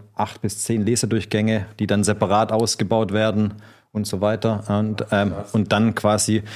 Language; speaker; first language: German; native; German